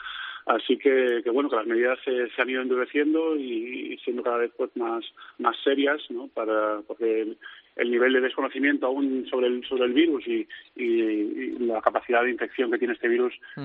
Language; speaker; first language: Spanish; native; Spanish